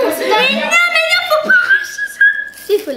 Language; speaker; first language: French; native; French